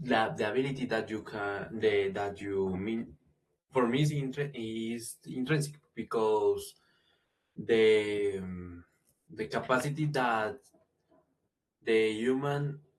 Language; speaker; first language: English; non-native, learner; Spanish